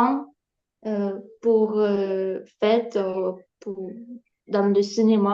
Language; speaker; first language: French; non-native, learner; Ukrainian